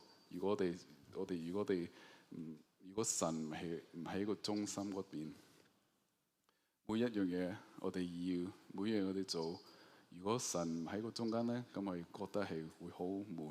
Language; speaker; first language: Cantonese; early bilingual, heritage; Cantonese